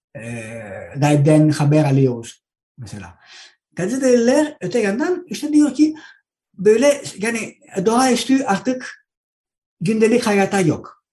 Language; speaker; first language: Turkish; non-native, learner; Greek